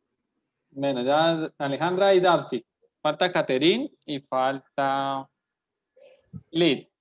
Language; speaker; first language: Spanish; native; Spanish